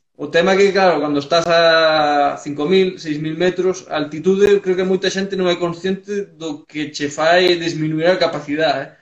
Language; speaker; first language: Galician; early bilingual, heritage; Galician